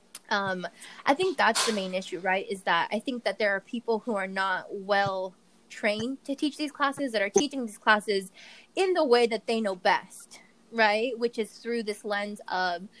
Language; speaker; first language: English; early bilingual, other home language; Spanish